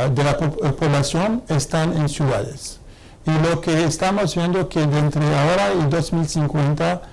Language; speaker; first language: Spanish; non-native, fluent; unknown